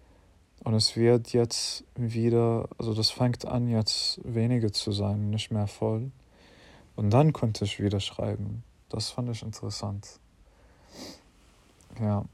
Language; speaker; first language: German; non-native, fluent; English